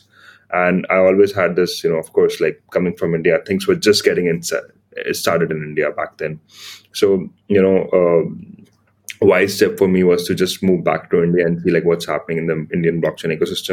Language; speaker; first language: English; non-native, local second language; Hindi